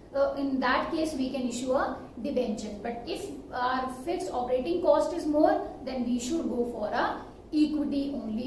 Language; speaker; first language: English; non-native, local second language; Hindi